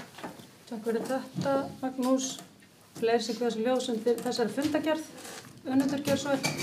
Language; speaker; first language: Icelandic; native; Icelandic